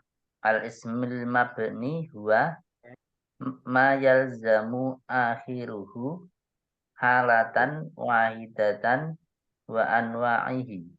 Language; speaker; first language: Arabic; non-native, learner; Indonesian